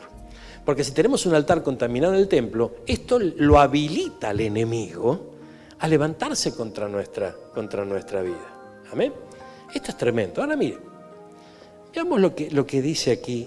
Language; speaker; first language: Spanish; native; Spanish